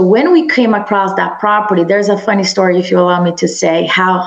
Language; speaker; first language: English; non-native, fluent; Portuguese